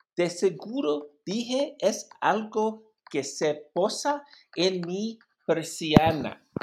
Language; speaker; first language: Spanish; non-native, learner; English